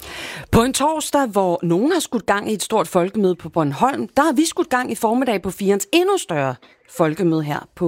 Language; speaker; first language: Danish; native; Danish